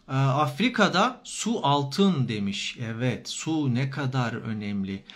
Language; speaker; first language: Turkish; native; Turkish